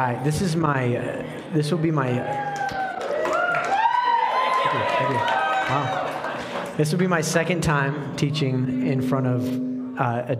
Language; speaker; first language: English; native; English